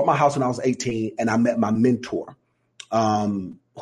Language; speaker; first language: English; native; English